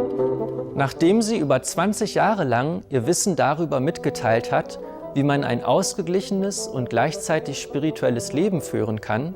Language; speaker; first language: German; native; German